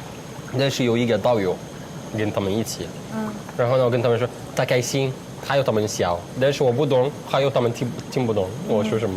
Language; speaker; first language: Chinese; non-native, learner; Arabic